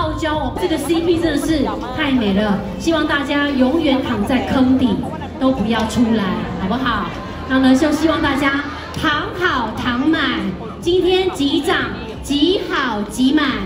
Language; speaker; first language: Chinese; native; Chinese